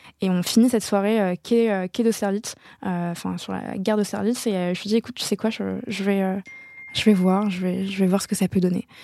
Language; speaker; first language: French; non-native, local second language; Arabic